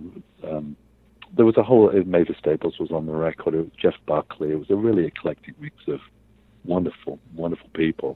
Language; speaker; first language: English; native; English